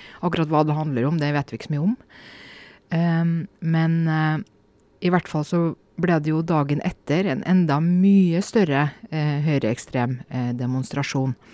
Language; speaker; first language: Norwegian; native; Norwegian